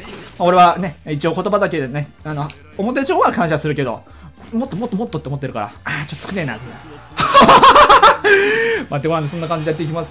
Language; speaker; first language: Japanese; native; Japanese